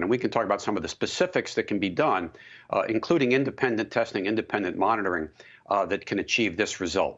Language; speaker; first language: English; native; English